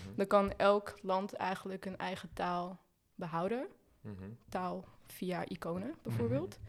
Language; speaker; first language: Dutch; early bilingual, other home language; Arabic